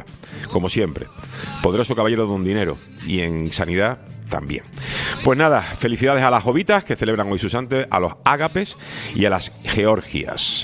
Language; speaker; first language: Spanish; native; Spanish